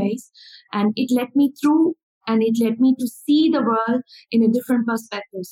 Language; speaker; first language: English; non-native, local second language; Tamil